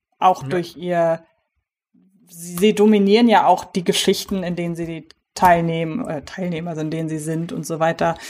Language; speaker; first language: German; native; German